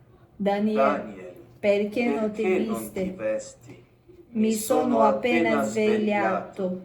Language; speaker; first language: Italian; non-native, learner; Portuguese